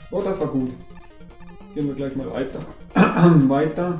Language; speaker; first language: German; native; German